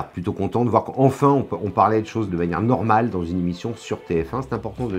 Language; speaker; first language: French; native; French